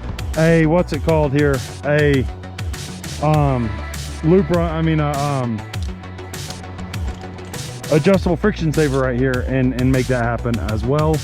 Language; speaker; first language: English; native; English